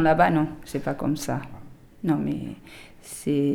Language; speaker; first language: French; non-native, learner; Portuguese